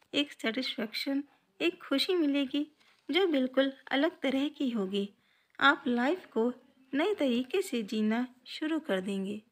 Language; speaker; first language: Hindi; native; Hindi